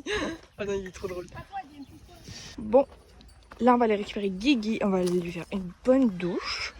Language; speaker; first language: French; native; French